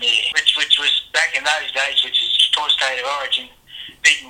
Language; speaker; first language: English; native; English